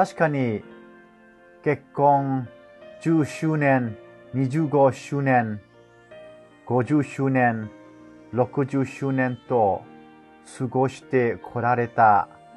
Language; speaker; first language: Japanese; non-native, fluent; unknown